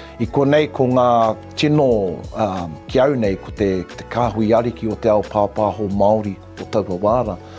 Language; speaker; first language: Māori; native; Māori